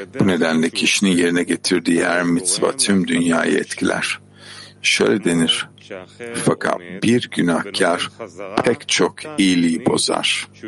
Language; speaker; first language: Turkish; native; Turkish